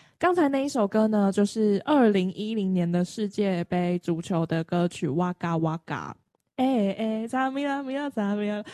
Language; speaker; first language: Chinese; native; Chinese